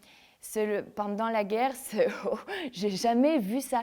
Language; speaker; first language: French; non-native, fluent; Ukrainian